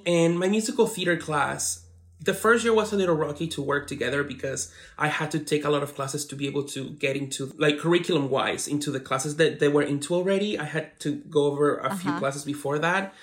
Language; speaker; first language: English; non-native, fluent; Spanish